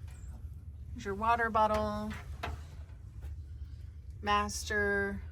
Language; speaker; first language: English; native; English